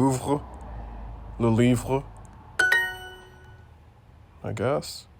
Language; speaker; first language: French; non-native, learner; English